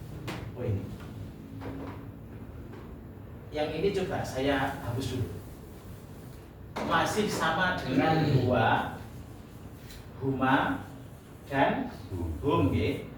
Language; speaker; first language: Indonesian; native; Indonesian